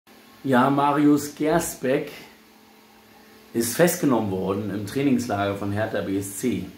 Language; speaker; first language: German; native; German